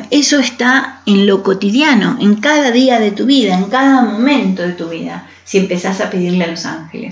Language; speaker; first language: Spanish; native; Spanish